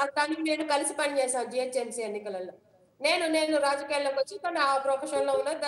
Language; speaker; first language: Telugu; native; Telugu